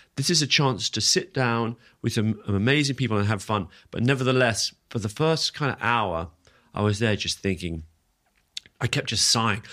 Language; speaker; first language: English; native; English